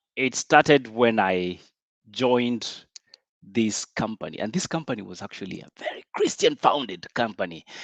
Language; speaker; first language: English; non-native, local second language; Swahili